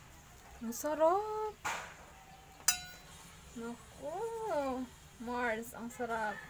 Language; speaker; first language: Filipino; native; Filipino